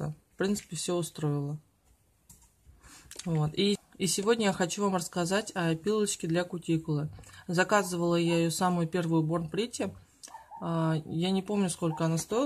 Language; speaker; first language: Russian; native; Russian